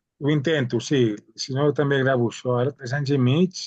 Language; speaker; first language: Catalan; native; Catalan